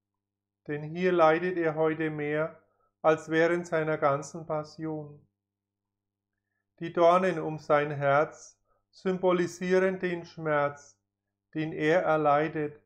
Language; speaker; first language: German; native; German